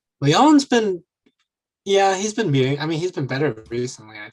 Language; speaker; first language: English; native; English